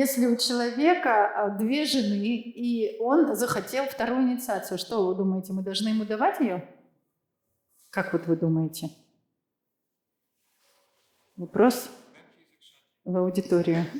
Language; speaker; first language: Russian; native; Russian